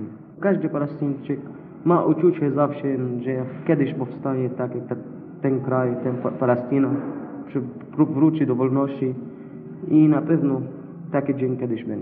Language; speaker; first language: Polish; non-native, learner; Arabic